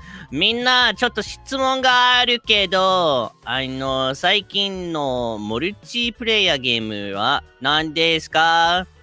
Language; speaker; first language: Japanese; non-native, fluent; English